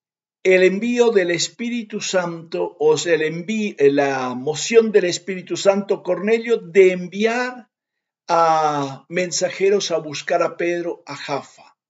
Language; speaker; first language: Spanish; native; Spanish